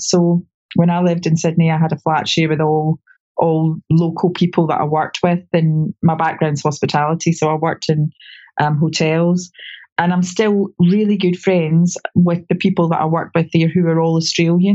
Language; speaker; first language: English; native; English